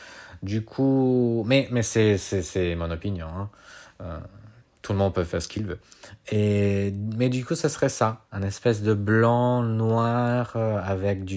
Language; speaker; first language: French; non-native, fluent; Italian